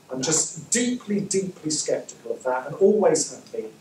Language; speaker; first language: English; native; English